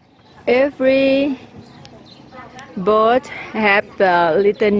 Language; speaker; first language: English; non-native, learner; Thai